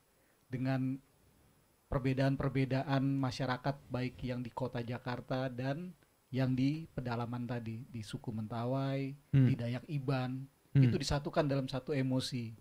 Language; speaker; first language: Indonesian; native; Indonesian